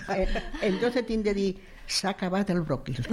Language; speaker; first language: Catalan; non-native, local second language; Spanish